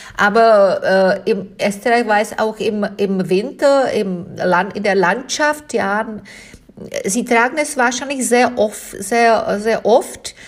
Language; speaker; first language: German; non-native, fluent; Czech